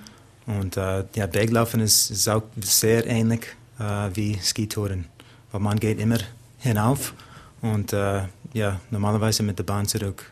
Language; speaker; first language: German; non-native, learner; English